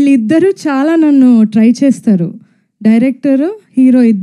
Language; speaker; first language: Telugu; non-native, fluent; Tamil